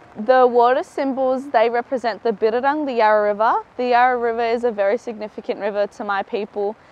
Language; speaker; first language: English; native; English